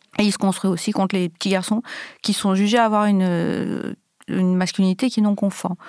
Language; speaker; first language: French; native; French